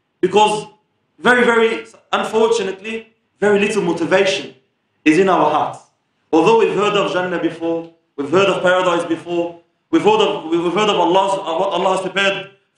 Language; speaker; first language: English; early bilingual, other home language; Arabic